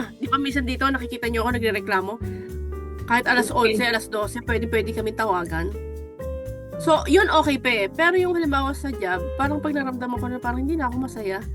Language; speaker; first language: Filipino; native; Filipino